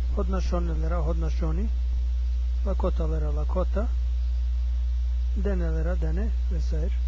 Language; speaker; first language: Turkish; non-native, learner; English